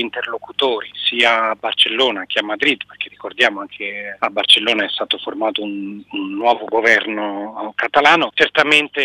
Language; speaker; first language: Italian; native; Italian